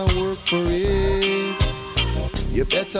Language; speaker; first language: English; non-native, fluent; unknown